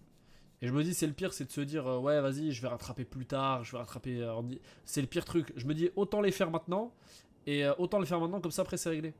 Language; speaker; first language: French; native; French